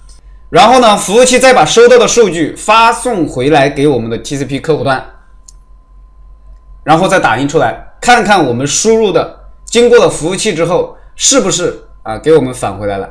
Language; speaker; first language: Chinese; native; Chinese